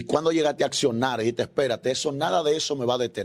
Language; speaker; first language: Spanish; native; Spanish